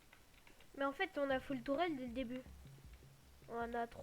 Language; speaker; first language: French; native; French